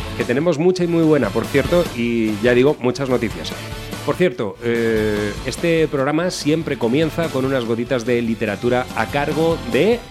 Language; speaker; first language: Spanish; native; Spanish